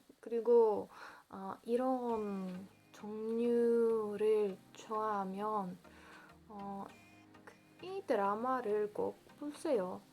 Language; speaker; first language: Korean; non-native, learner; Polish